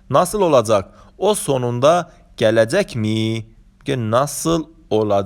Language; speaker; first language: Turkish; non-native, fluent; Persian